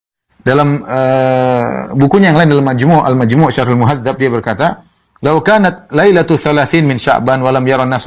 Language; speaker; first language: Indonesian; native; Indonesian